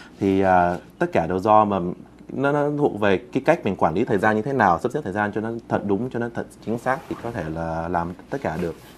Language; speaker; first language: Vietnamese; early bilingual, heritage; Vietnamese